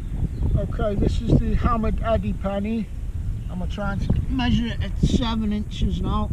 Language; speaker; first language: English; native; English